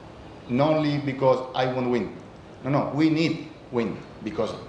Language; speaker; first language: English; non-native, learner; Spanish